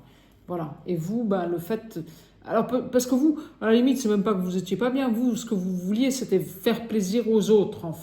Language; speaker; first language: French; native; French